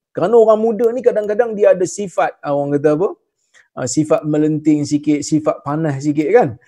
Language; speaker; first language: Malay; native; Malay